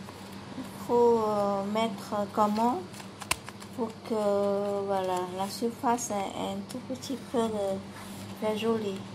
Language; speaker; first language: French; non-native, learner; Vietnamese